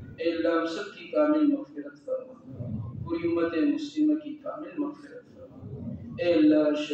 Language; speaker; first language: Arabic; non-native, fluent; Urdu